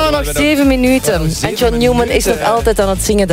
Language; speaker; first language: Dutch; native; Dutch